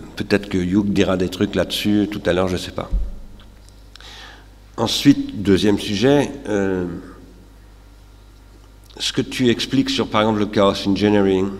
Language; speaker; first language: French; native; French